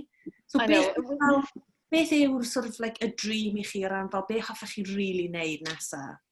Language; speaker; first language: Welsh; native; Welsh